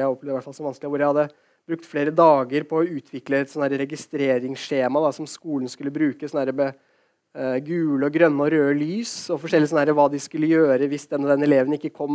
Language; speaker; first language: Norwegian; native; Norwegian